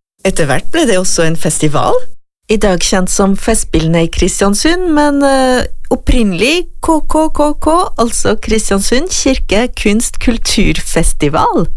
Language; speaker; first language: Norwegian; native; Norwegian